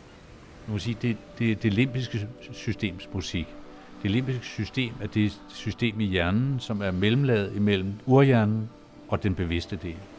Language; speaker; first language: Danish; native; Danish